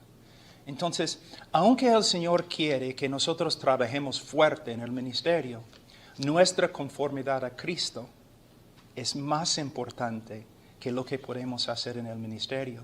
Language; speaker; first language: Spanish; non-native, fluent; English